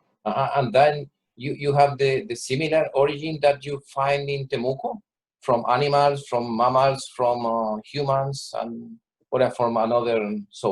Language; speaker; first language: English; non-native, fluent; Spanish